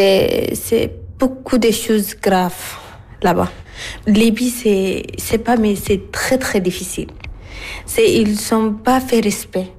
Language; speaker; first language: French; non-native, learner; Arabic